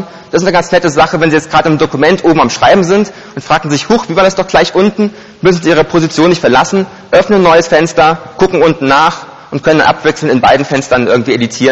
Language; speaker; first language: German; native; German